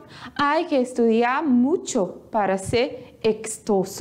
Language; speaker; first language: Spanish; non-native, fluent; Portuguese